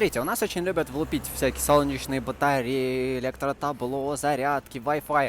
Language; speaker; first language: Russian; native; Russian